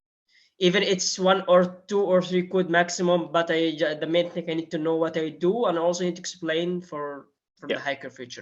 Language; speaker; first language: English; non-native, learner; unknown